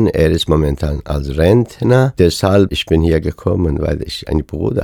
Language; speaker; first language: German; non-native, fluent; Persian